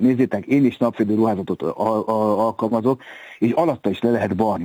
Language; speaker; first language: Hungarian; native; Hungarian